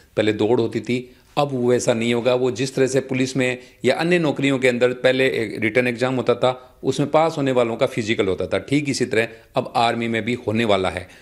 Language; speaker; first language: Hindi; native; Hindi